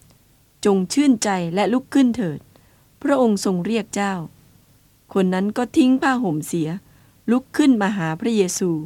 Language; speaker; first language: Thai; native; Thai